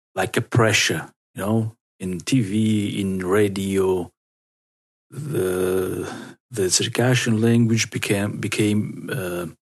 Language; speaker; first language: English; non-native, learner; Russian